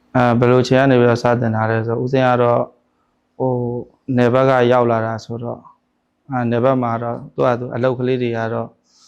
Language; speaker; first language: Burmese; native; Burmese